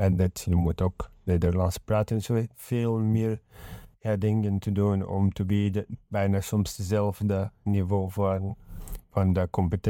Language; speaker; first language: Dutch; non-native, learner; Arabic